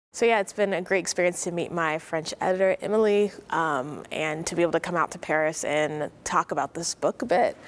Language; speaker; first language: English; native; English